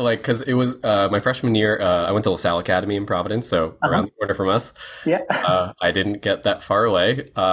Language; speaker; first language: English; native; English